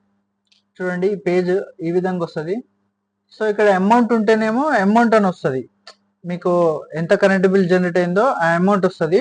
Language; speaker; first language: Telugu; native; Telugu